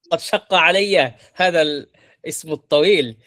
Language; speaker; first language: Arabic; non-native, fluent; Bangla